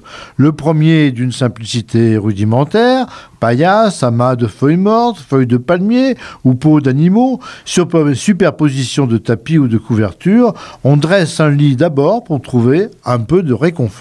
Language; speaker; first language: French; native; French